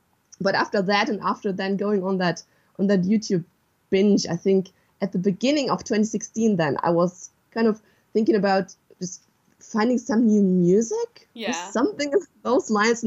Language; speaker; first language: English; non-native, fluent; German